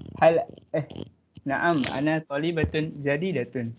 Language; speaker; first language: Arabic; non-native, learner; Malay